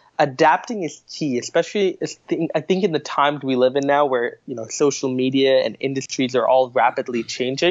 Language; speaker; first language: English; native; English